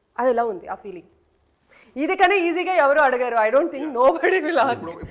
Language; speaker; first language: Telugu; non-native, fluent; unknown